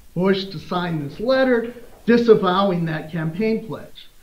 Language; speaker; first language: English; native; English